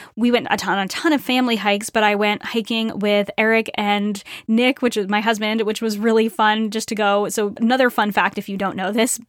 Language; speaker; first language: English; native; English